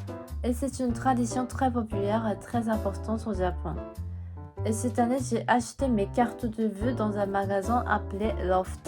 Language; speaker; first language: French; non-native, fluent; Japanese